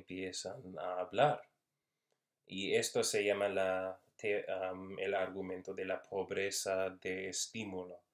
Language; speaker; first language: Spanish; non-native, fluent; English